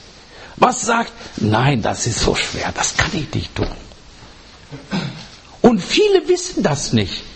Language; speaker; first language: German; non-native, learner; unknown